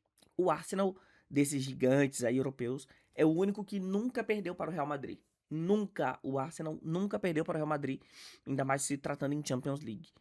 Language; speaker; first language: Portuguese; native; Portuguese